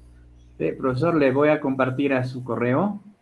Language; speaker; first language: Spanish; native; Spanish